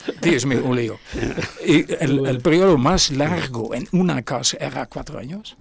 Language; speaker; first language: Spanish; non-native, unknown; Limburgish